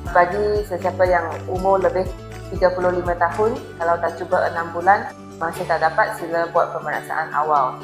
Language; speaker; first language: Malay; non-native, local second language; Chinese